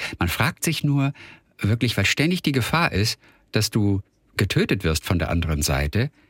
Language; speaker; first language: German; native; German